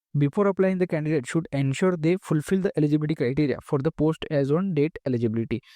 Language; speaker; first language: English; non-native, local second language; Gujarati